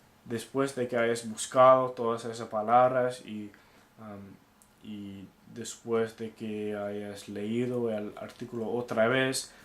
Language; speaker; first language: Spanish; non-native, fluent; English